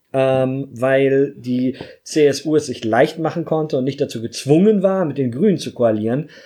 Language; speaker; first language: German; native; German